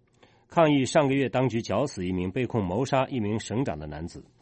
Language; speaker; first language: Chinese; native; Chinese